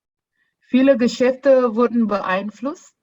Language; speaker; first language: German; non-native, fluent; Indonesian